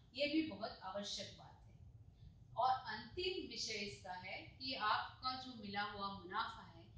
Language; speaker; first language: Hindi; non-native, local second language; Marathi